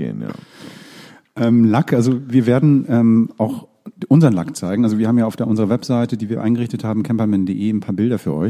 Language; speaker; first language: German; native; German